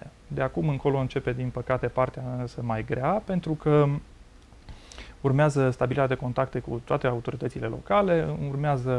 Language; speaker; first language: Romanian; native; Romanian